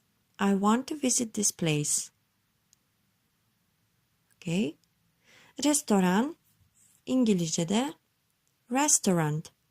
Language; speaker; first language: English; non-native, learner; Turkish